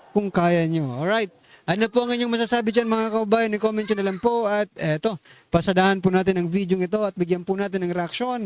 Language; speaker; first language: Filipino; non-native, local second language; Waray